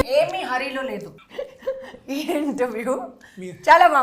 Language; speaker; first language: Telugu; non-native, learner; Hindi